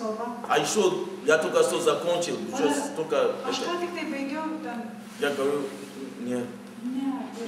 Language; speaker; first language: Russian; non-native, fluent; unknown